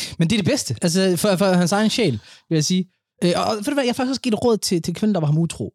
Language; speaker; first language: Danish; early bilingual, other home language; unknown